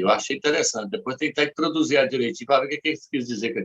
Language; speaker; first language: Portuguese; native; Portuguese